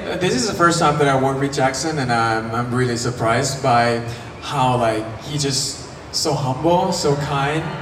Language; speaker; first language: English; non-native, fluent; Thai